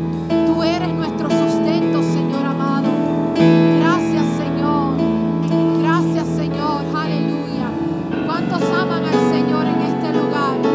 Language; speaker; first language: Spanish; native; Spanish